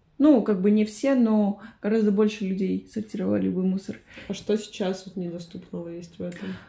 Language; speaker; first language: Russian; non-native, fluent; Spanish